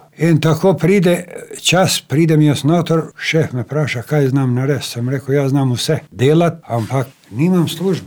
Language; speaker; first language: Slovenian; non-native, fluent; Albanian